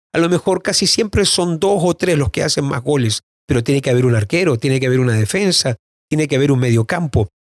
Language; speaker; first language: Spanish; native; Spanish